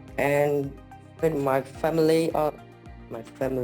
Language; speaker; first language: English; non-native, learner; Khmer